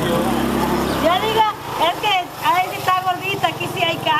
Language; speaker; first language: Spanish; native; Spanish